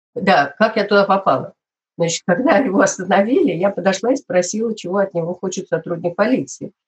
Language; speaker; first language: Russian; native; Russian